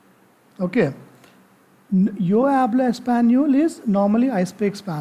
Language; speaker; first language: Spanish; non-native, learner; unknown